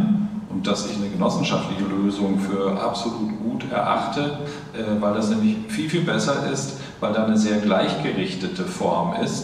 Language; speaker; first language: German; native; German